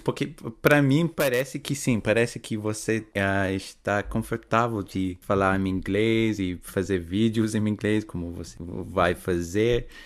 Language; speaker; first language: Portuguese; non-native, fluent; English